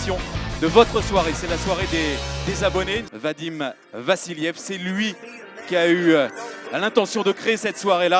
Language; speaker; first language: French; native; French